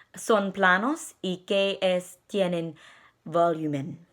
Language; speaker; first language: Spanish; non-native, learner; English